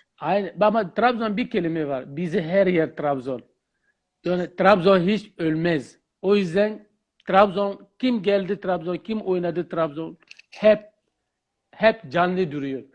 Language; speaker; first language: Turkish; non-native, learner; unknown